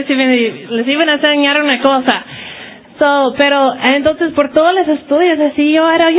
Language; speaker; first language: Spanish; early bilingual, heritage; Spanish